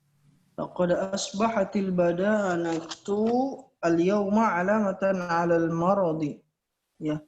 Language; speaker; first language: Arabic; non-native, fluent; Indonesian